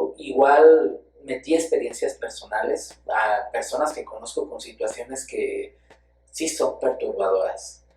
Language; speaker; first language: Spanish; native; Spanish